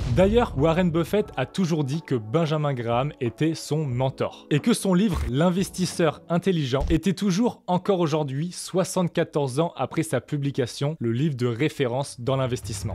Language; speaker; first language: French; native; French